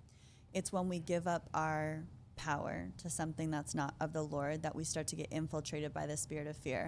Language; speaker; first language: English; native; English